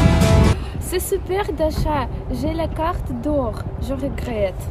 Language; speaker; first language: French; non-native, learner; Russian